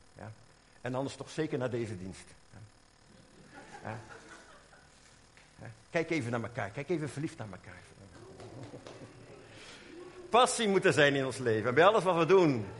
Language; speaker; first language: Dutch; native; Dutch